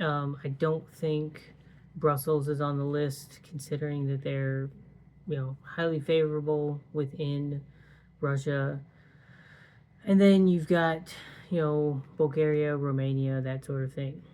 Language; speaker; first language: English; native; English